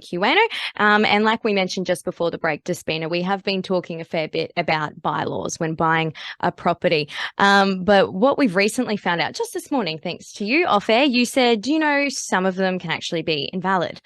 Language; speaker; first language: English; native; English